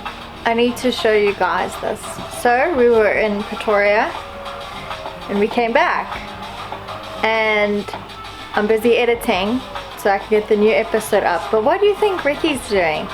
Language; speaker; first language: English; native; English